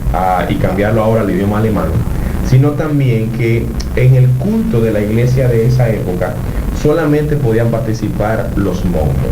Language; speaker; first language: Spanish; native; Spanish